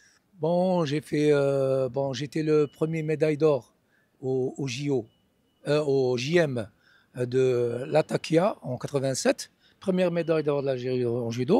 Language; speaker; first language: French; non-native, local second language; Arabic